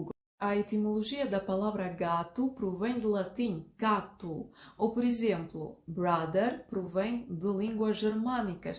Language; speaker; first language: Portuguese; non-native, fluent; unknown